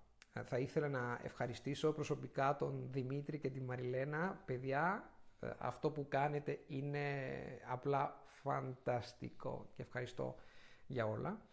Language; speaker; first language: Greek; non-native, fluent; Italian